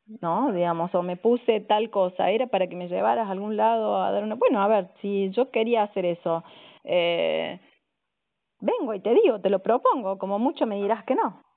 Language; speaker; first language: Spanish; native; Spanish